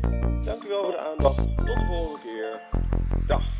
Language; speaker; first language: Dutch; native; Dutch